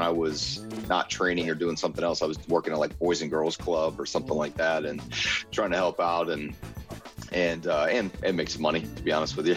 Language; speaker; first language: English; native; English